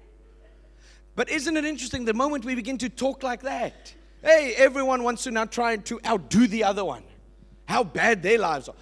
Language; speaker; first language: English; native; English